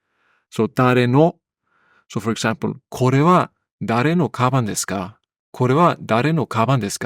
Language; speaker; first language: Japanese; non-native, fluent; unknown